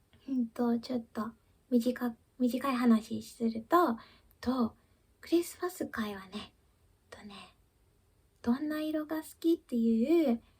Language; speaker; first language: Japanese; early bilingual, heritage; Japanese